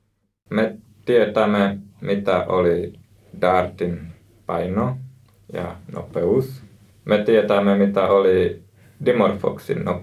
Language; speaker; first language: Finnish; non-native, learner; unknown